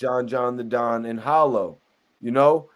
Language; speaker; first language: English; native; English